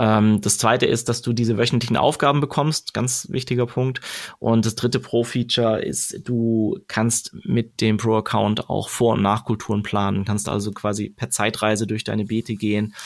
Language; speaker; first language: German; native; German